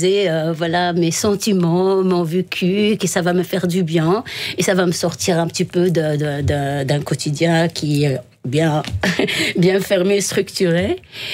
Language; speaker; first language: French; non-native, local second language; Arabic